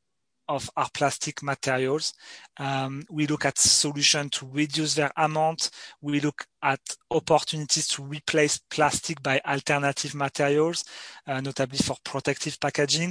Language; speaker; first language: English; non-native, fluent; French